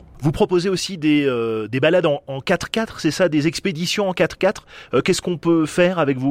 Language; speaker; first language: French; native; French